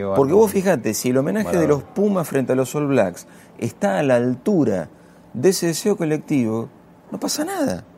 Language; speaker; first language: Spanish; native; Spanish